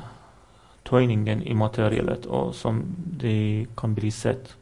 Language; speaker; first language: Norwegian; non-native, fluent; Persian